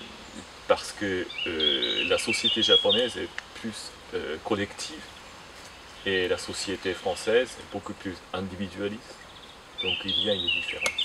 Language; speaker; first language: French; non-native, fluent; Japanese